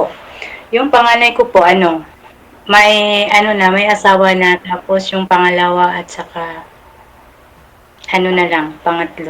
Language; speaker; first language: Filipino; non-native, local second language; Cebuano